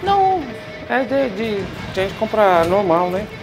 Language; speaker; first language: Portuguese; non-native, learner; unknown